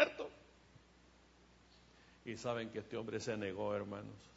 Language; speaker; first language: Spanish; native; Spanish